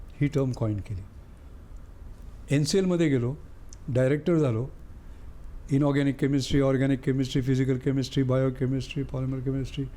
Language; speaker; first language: Marathi; native; Marathi